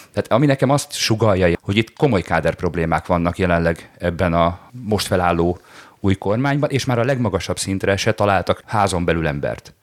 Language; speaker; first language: Hungarian; native; Hungarian